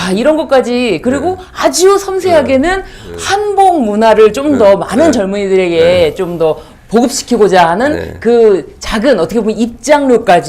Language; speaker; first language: Korean; native; Korean